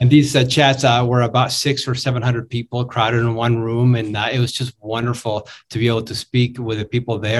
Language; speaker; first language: English; non-native, fluent; Spanish